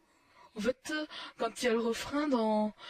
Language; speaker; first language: French; native; French